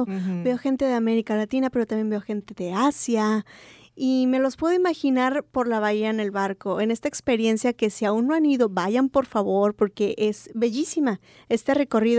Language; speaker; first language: Spanish; native; Spanish